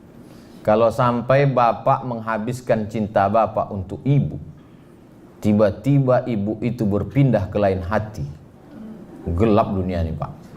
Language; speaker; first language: Indonesian; native; Indonesian